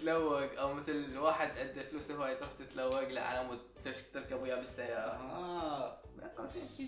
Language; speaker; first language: Arabic; native; Arabic